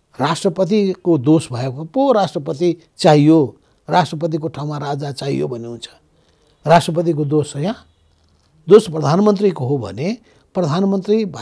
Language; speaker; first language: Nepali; native; Nepali